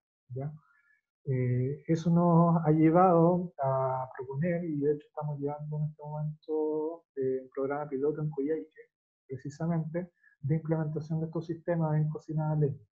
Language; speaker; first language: Spanish; native; Spanish